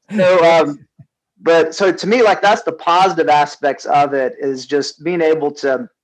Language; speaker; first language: English; native; English